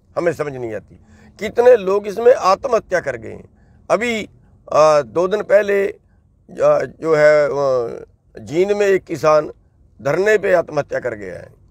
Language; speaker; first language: Hindi; non-native, local second language; Punjabi